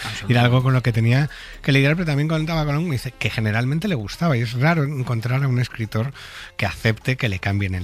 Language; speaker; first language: Spanish; native; Spanish